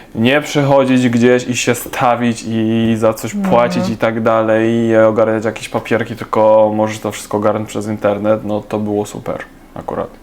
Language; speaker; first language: Polish; non-native, fluent; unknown